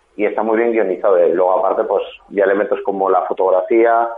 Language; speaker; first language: Spanish; native; Spanish